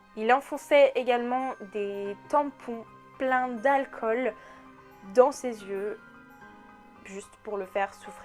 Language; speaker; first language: French; native; French